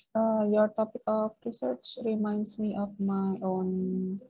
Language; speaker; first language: English; non-native, fluent; Indonesian